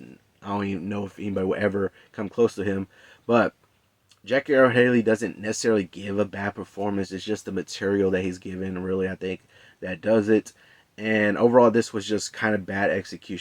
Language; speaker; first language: English; native; English